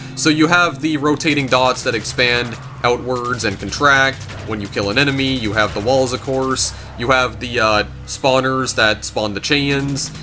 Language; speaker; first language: English; native; English